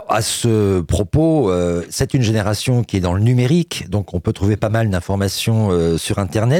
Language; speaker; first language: French; native; French